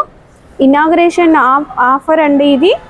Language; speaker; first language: Telugu; native; Telugu